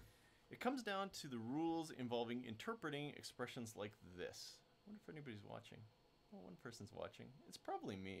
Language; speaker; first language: English; native; English